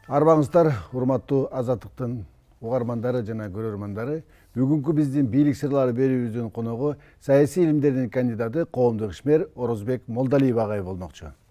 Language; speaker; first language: Kyrgyz; native; Kyrgyz